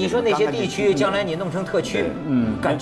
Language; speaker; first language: Chinese; native; Chinese